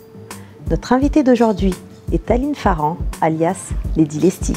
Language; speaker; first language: French; native; French